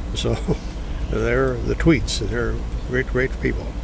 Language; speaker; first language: English; native; English